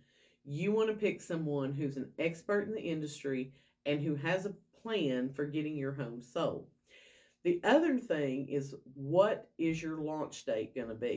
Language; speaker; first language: English; native; English